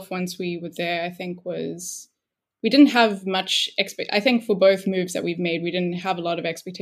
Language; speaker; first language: English; native; English